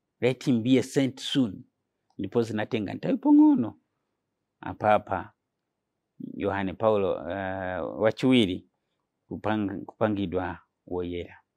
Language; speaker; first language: Nyanja; non-native, fluent; Nyankole